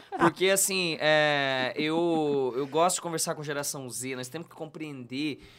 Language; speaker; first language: Portuguese; native; Portuguese